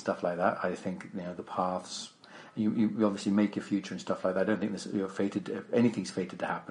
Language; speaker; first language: English; native; English